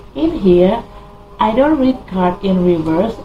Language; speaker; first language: English; non-native, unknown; Indonesian